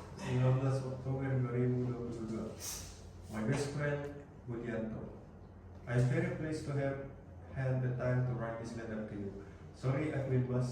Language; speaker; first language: English; non-native, learner; Indonesian